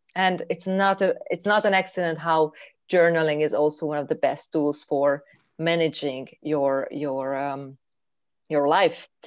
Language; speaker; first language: English; non-native, fluent; Hungarian